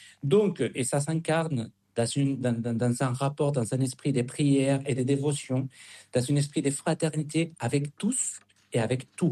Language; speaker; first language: French; non-native, fluent; Spanish